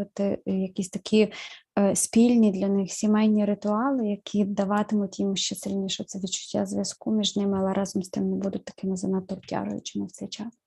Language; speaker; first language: Ukrainian; native; Ukrainian